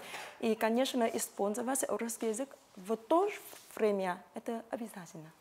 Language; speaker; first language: Russian; non-native, fluent; Vietnamese